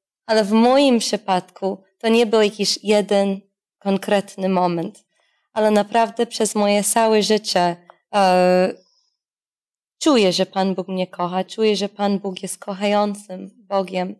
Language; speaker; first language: Polish; non-native, fluent; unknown